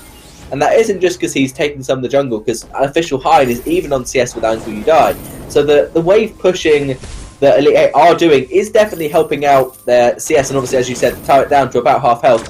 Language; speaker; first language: English; native; English